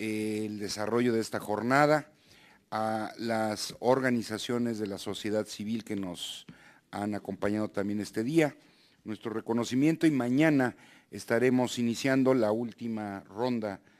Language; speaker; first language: Spanish; native; Spanish